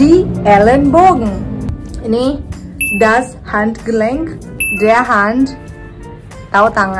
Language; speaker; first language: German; early bilingual, other home language; Indonesian